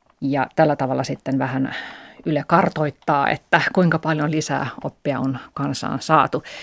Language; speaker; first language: Finnish; native; Finnish